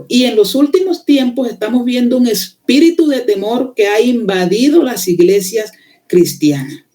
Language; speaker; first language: Spanish; native; Spanish